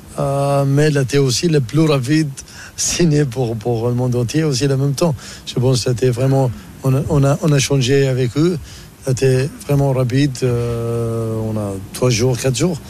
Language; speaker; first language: French; non-native, learner; Arabic